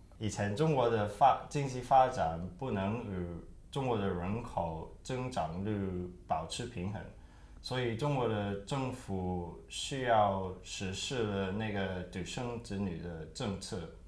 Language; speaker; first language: Chinese; early bilingual, heritage; Chinese